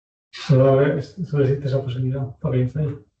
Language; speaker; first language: Spanish; native; Spanish